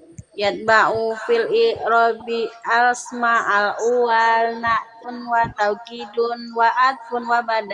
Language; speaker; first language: Arabic; non-native, learner; Indonesian